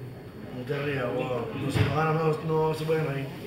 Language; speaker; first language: Spanish; native; Spanish